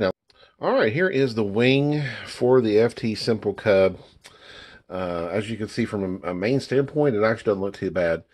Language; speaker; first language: English; native; English